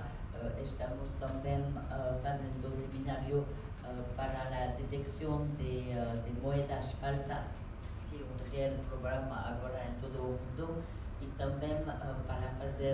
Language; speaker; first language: Spanish; non-native, learner; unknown